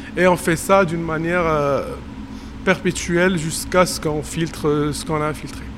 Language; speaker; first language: French; non-native, local second language; Arabic